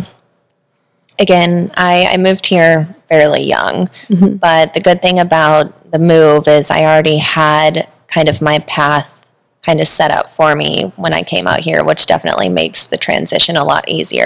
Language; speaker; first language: English; native; English